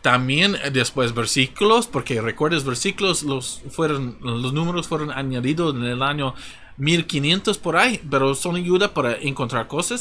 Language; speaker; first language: Spanish; non-native, fluent; English